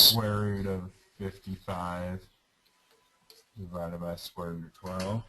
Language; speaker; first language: English; native; English